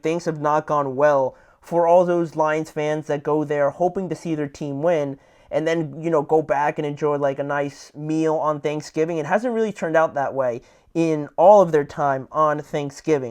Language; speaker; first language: English; native; English